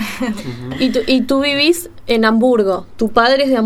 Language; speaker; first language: Spanish; native; Spanish